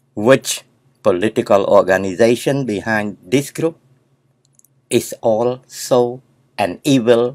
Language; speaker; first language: English; non-native, learner; Khmer